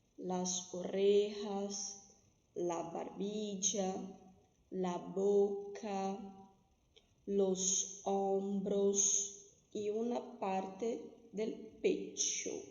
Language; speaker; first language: Spanish; non-native, fluent; Portuguese